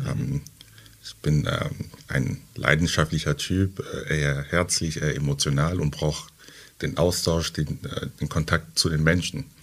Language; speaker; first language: German; early bilingual, other home language; French